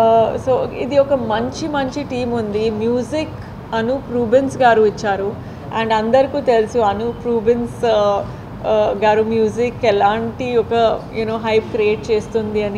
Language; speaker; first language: Telugu; non-native, learner; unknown